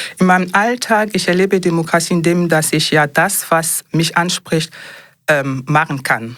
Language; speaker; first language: German; non-native, fluent; French